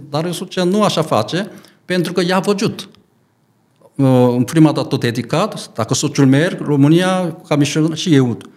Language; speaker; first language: Romanian; non-native, learner; Korean